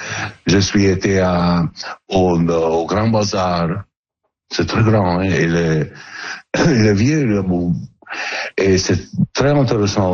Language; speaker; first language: French; non-native, learner; Italian